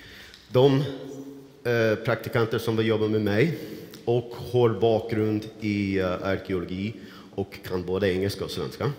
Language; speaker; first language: Swedish; non-native, fluent; English